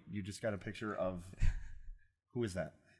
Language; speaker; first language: English; native; English